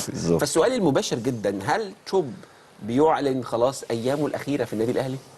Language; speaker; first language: Arabic; native; Arabic